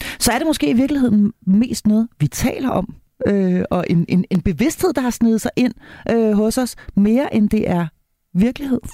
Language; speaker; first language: Danish; native; Danish